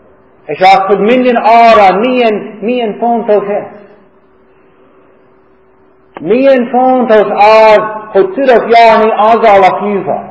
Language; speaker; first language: Hungarian; non-native, fluent; English